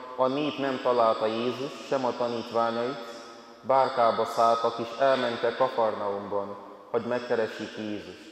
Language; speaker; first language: Hungarian; non-native, fluent; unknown